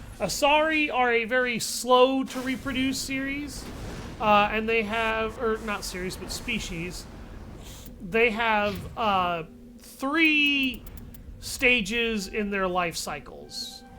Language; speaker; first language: English; native; English